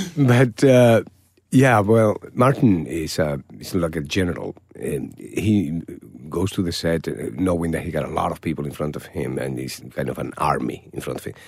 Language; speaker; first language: English; non-native, fluent; Spanish